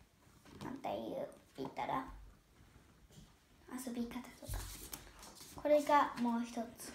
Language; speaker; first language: Japanese; early bilingual, heritage; Japanese